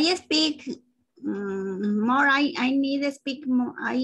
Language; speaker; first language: English; non-native, learner; Spanish